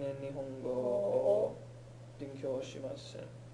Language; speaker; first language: Japanese; non-native, learner; English